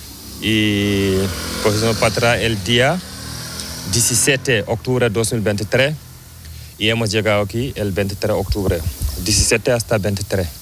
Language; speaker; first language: Spanish; non-native, learner; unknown